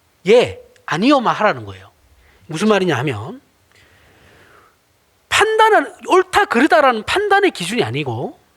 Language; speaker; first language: Korean; native; Korean